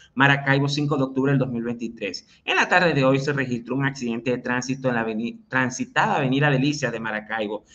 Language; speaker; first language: Spanish; native; Spanish